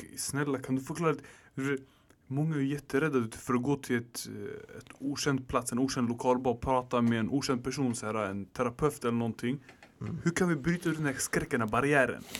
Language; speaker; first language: Swedish; early bilingual, other home language; Arabic